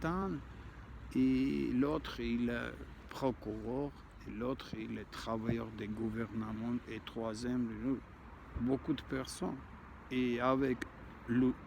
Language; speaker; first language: French; non-native, learner; Armenian